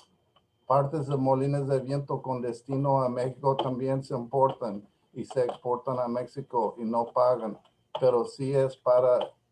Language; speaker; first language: Spanish; non-native, learner; English